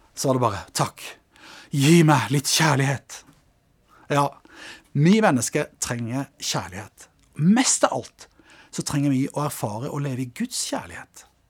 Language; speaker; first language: Norwegian; native; Norwegian